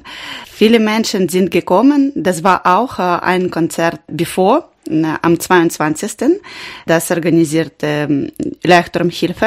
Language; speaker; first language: German; non-native, learner; Ukrainian